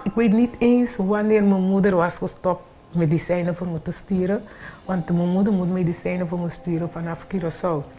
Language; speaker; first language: Dutch; non-native, local second language; Papiamento